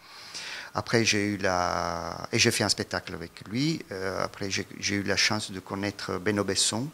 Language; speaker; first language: French; non-native, fluent; Italian